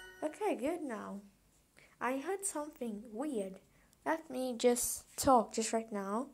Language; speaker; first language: English; non-native, fluent; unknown